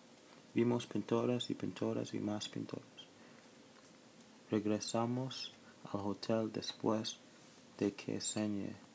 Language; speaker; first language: Spanish; non-native, learner; English